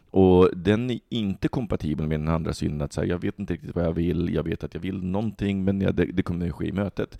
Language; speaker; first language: Swedish; native; Swedish